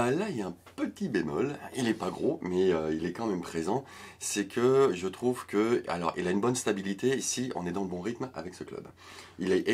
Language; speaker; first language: French; native; French